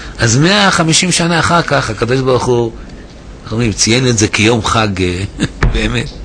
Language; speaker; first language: Hebrew; native; Hebrew